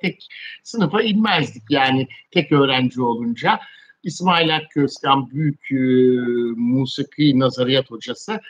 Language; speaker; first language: Turkish; native; Turkish